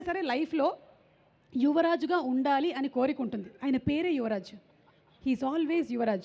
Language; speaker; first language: Telugu; native; Telugu